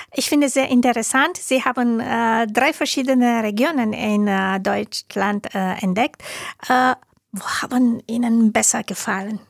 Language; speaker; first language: German; non-native, learner; Romanian